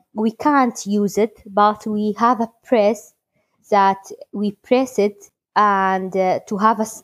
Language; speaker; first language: English; non-native, learner; Kurdish